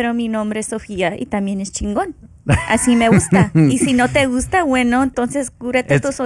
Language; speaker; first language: Spanish; early bilingual, heritage; Spanish